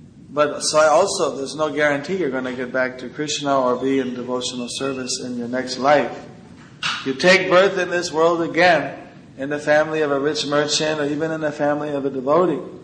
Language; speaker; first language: English; native; English